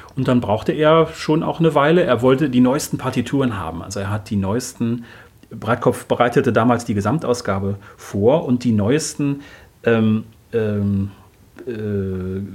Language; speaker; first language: German; native; German